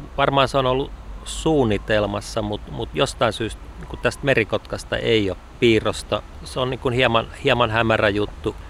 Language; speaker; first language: Finnish; native; Finnish